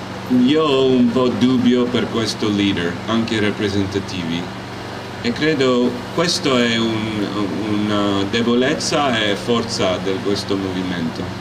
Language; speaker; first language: Italian; non-native, learner; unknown